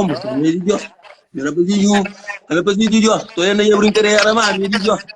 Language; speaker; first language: Portuguese; non-native, learner; Kabuverdianu